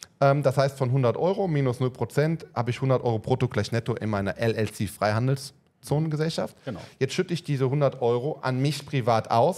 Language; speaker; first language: German; native; German